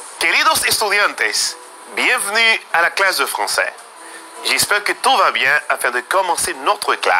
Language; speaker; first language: French; non-native, learner; Spanish